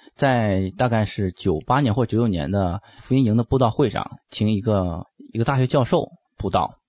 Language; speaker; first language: Chinese; native; Chinese